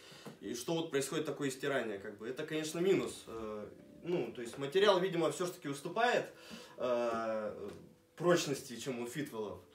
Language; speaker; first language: Russian; native; Russian